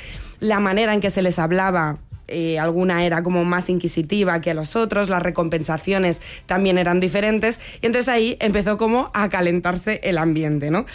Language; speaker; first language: Spanish; native; Spanish